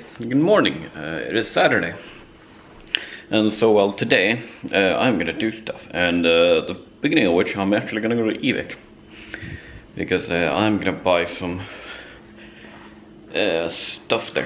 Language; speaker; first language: English; non-native, fluent; Swedish